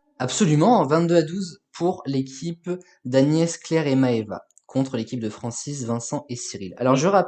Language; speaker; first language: French; native; French